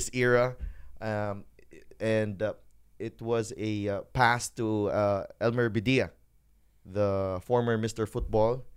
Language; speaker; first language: English; non-native, local second language; Hiligaynon